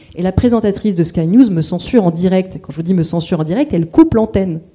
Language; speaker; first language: French; native; French